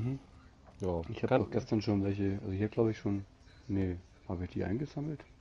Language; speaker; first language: German; native; German